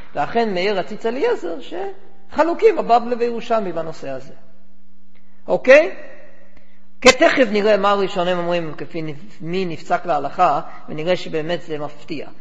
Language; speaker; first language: Hebrew; non-native, fluent; English